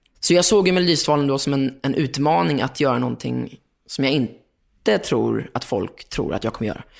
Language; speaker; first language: Swedish; native; Swedish